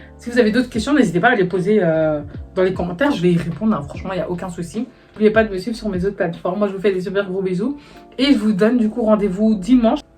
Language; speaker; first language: French; native; French